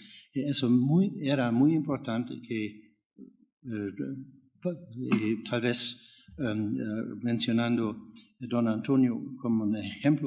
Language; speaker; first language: Spanish; non-native, fluent; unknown